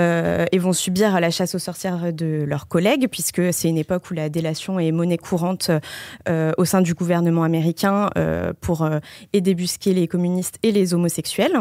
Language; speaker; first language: French; native; French